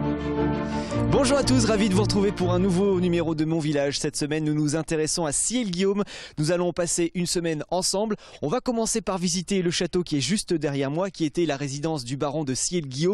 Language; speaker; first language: French; native; French